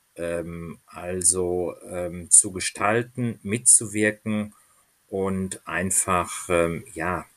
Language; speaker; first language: German; native; German